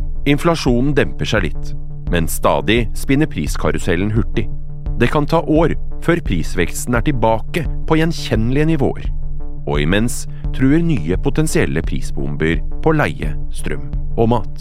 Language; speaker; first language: Norwegian; native; Norwegian